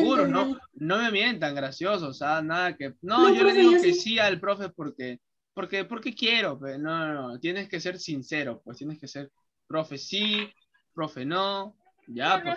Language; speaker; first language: Spanish; native; Spanish